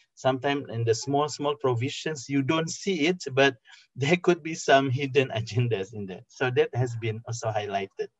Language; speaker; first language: English; non-native, fluent; Indonesian